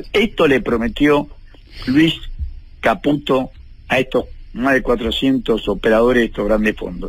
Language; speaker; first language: Spanish; native; Spanish